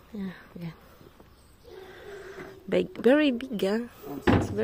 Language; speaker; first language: English; non-native, local second language; Filipino